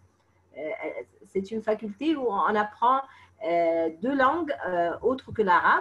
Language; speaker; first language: French; non-native, fluent; Arabic